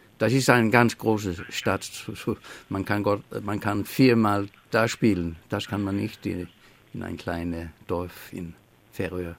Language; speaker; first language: German; non-native, learner; Faroese